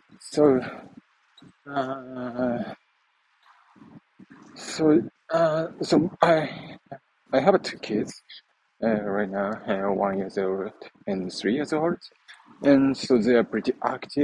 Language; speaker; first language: English; non-native, learner; Japanese